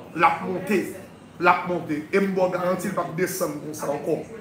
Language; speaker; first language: French; native; French